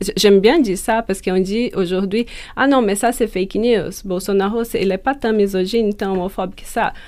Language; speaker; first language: French; non-native, fluent; Portuguese